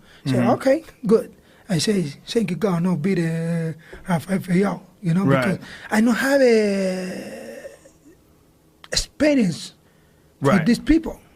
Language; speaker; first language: English; non-native, learner; Spanish